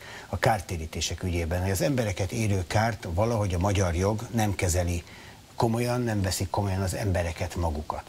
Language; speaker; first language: Hungarian; native; Hungarian